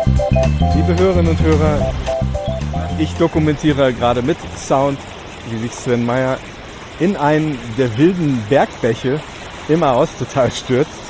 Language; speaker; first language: German; native; German